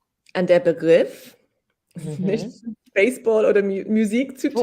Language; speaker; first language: German; non-native, fluent; English